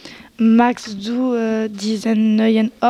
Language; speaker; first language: German; non-native, local second language; French